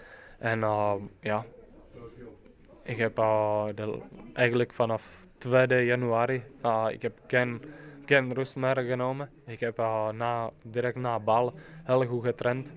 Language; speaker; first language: Dutch; non-native, fluent; Czech